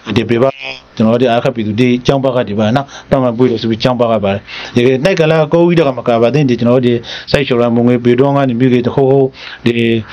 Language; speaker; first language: Burmese; native; Burmese